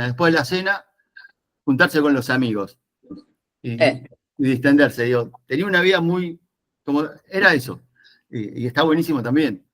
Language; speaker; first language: Spanish; native; Spanish